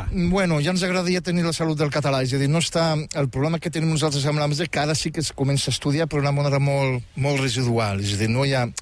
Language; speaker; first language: Catalan; non-native, fluent; Riffian